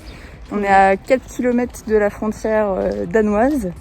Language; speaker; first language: French; native; French